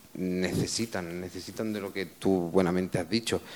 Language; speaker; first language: Spanish; native; Spanish